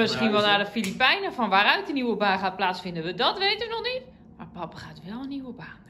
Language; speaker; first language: Dutch; native; Dutch